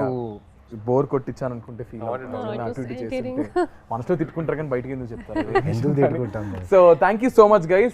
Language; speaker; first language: Telugu; native; Telugu